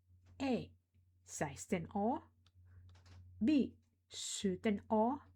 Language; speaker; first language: Danish; non-native, fluent; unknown